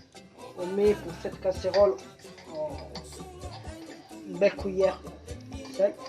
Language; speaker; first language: French; non-native, fluent; Italian